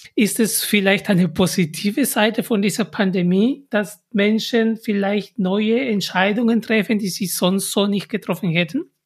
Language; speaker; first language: German; non-native, fluent; Spanish